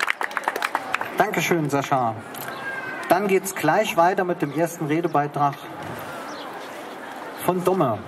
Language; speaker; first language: German; native; German